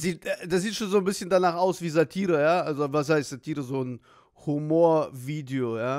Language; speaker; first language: German; native; German